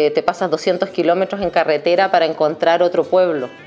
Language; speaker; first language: Spanish; native; Spanish